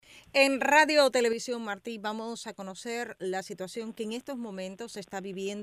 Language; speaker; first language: Spanish; native; Spanish